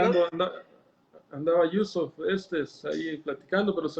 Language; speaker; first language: Spanish; native; Spanish